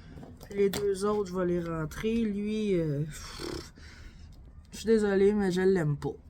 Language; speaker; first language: French; native; French